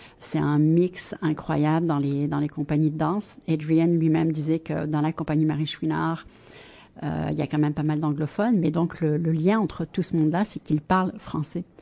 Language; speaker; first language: French; native; French